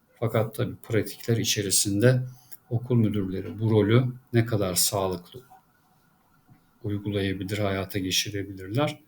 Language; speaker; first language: Turkish; native; Turkish